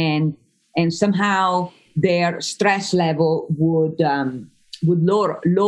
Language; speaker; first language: English; non-native, fluent; Italian